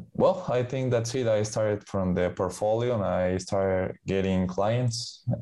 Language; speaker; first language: English; non-native, fluent; Spanish